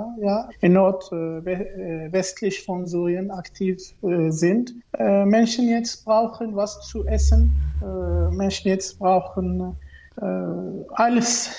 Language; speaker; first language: German; non-native, learner; Arabic